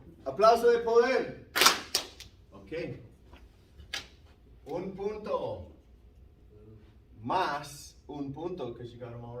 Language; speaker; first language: Spanish; non-native, fluent; English